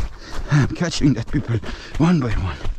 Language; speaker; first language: English; non-native, learner; Persian